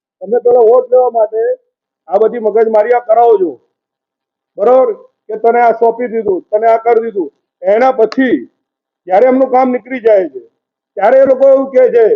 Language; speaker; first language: Gujarati; non-native, local second language; Hindi